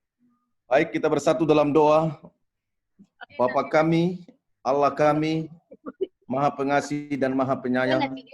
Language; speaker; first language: Indonesian; native; Indonesian